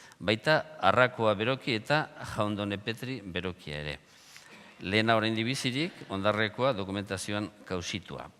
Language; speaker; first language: Basque; non-native, local second language; Spanish